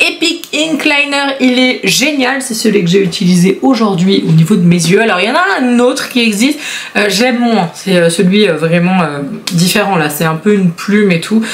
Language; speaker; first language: French; native; French